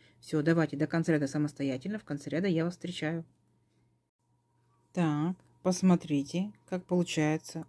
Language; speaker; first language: Russian; native; Russian